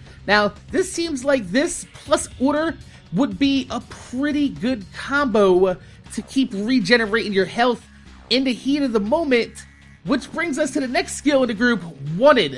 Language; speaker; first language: English; native; English